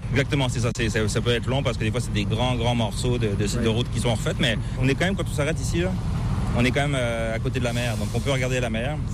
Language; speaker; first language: French; native; French